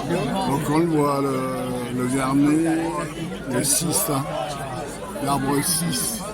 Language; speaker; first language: French; native; French